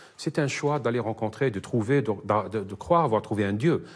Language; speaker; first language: French; non-native, local second language; Arabic